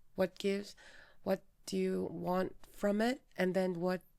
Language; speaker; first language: English; non-native, fluent; Mongolian